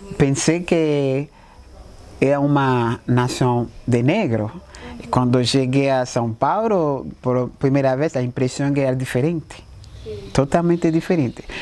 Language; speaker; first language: Portuguese; non-native, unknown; Haitian Creole